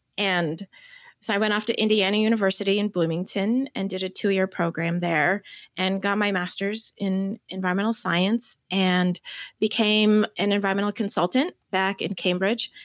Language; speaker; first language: English; early bilingual, other home language; Chinese